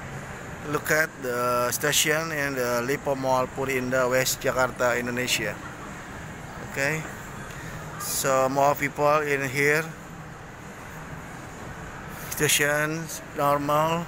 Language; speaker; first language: English; non-native, learner; Indonesian